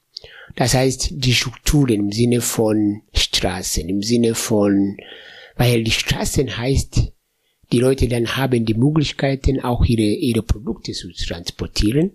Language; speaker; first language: German; non-native, fluent; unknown